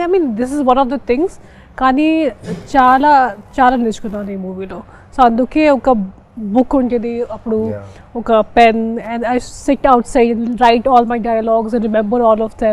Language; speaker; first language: Telugu; non-native, fluent; Hindi